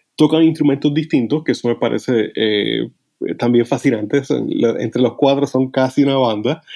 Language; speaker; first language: Spanish; native; Spanish